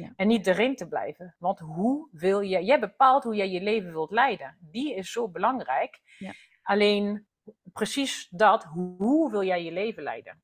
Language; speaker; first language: Dutch; non-native, fluent; French